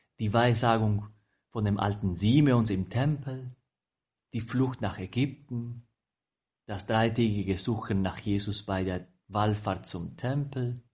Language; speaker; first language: German; non-native, fluent; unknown